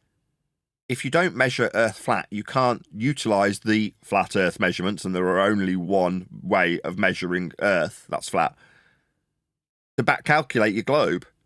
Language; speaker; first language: English; native; English